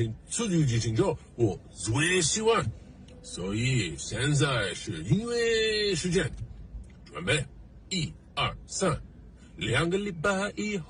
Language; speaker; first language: Chinese; non-native, learner; English